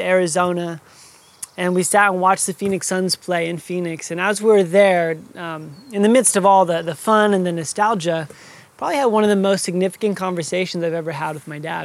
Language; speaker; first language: English; native; English